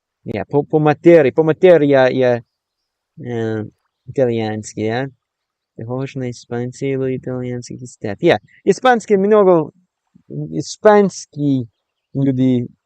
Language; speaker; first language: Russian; non-native, learner; English